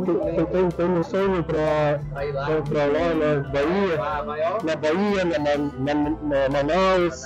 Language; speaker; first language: Portuguese; non-native, learner; Russian